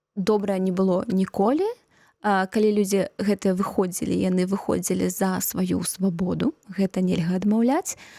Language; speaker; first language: Belarusian; native; Belarusian